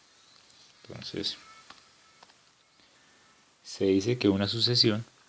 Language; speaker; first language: Spanish; native; Spanish